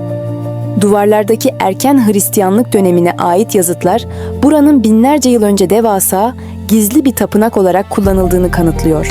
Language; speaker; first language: Turkish; native; Turkish